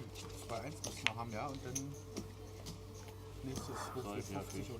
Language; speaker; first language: German; native; German